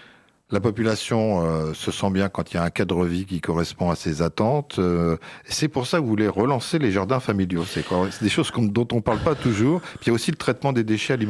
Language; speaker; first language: French; native; French